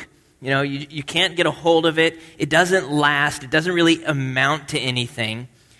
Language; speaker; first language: English; native; English